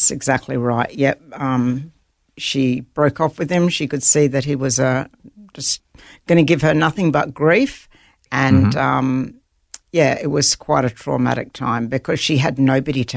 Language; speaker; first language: English; native; English